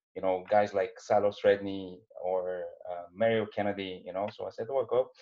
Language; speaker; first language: English; non-native, fluent; Bulgarian